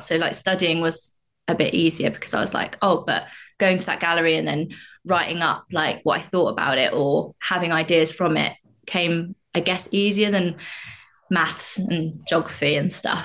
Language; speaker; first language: English; native; English